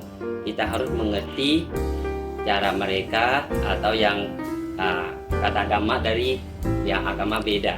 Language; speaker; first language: Indonesian; non-native, learner; Thai